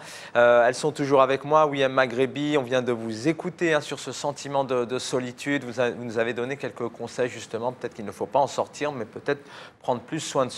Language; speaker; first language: French; native; French